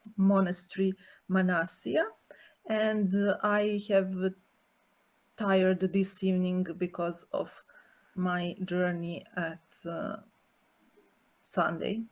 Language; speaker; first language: English; non-native, learner; Serbian